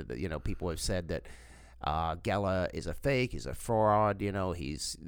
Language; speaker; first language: English; native; English